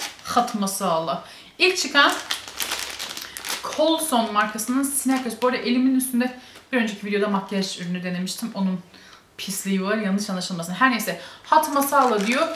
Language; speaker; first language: Turkish; native; Turkish